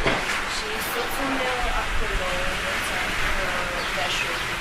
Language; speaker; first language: Romanian; non-native, local second language; Hungarian